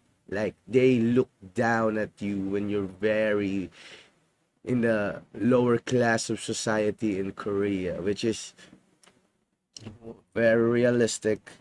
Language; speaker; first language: English; non-native, fluent; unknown